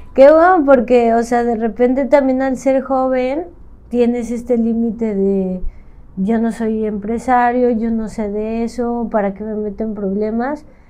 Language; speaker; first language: Spanish; native; Spanish